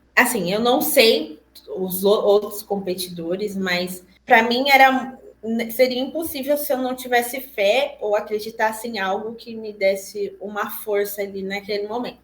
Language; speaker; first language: Portuguese; native; Portuguese